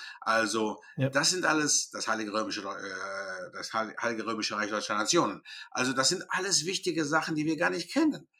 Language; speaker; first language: German; early bilingual, other home language; Greek